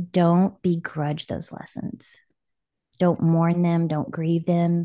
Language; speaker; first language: English; native; English